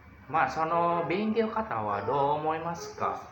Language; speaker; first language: Japanese; non-native, learner; Indonesian